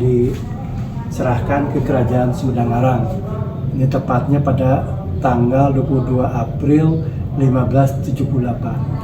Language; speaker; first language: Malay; non-native, local second language; Sundanese